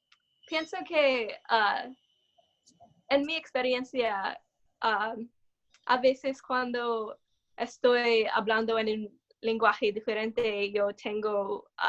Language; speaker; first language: Spanish; non-native, learner; English